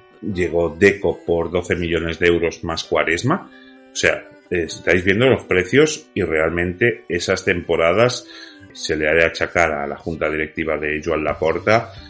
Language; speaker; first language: Spanish; native; Spanish